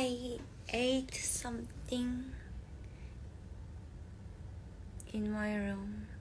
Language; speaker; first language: English; non-native, learner; Korean